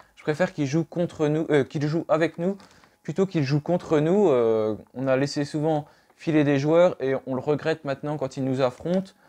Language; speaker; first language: French; native; French